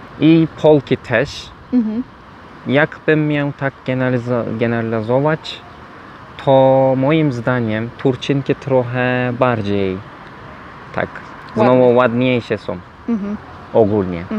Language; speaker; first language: Polish; non-native, learner; Turkish